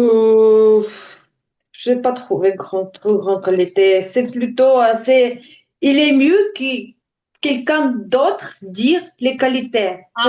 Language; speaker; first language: French; non-native, learner; Ukrainian